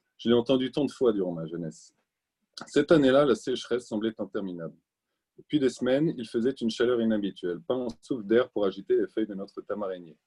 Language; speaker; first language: French; native; French